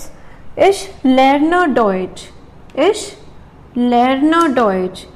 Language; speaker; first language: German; non-native, learner; Hindi